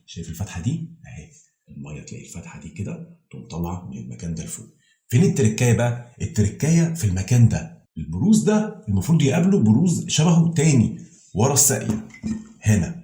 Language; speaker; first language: Arabic; native; Arabic